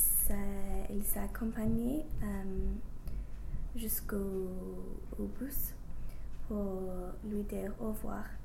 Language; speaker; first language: French; non-native, learner; English